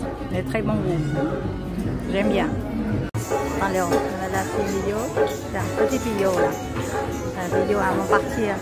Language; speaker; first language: French; non-native, learner; Vietnamese